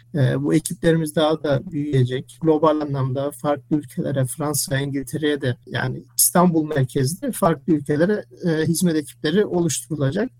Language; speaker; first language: Turkish; early bilingual, heritage; Turkish